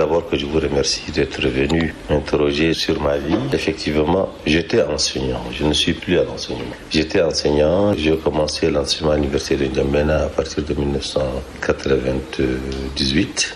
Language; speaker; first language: French; non-native, local second language; Arabic